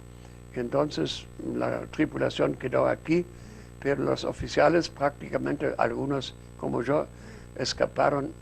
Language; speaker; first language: Spanish; non-native, fluent; German